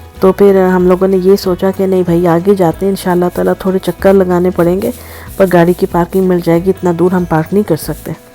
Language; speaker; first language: Urdu; native; Urdu